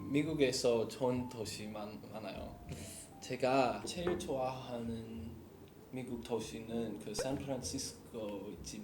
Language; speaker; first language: Korean; non-native, learner; English